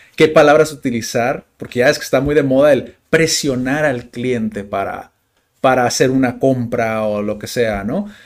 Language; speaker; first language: Spanish; native; Spanish